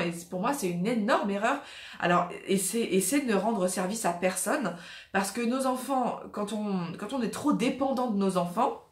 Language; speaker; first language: French; native; French